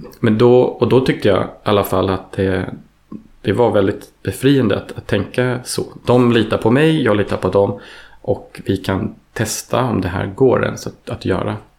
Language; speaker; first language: Swedish; early bilingual, heritage; Swedish